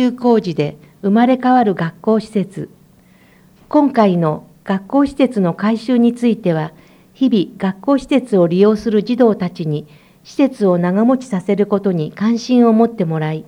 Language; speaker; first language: Japanese; native; Japanese